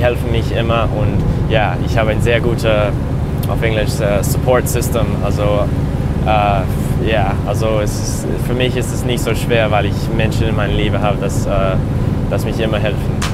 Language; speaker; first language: German; non-native, learner; English